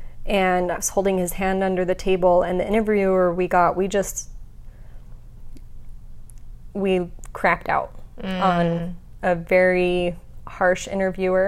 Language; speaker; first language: English; native; English